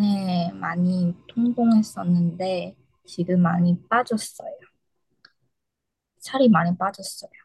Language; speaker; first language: Korean; non-native, learner; Chinese